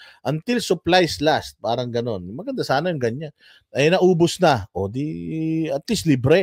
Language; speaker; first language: Filipino; native; Filipino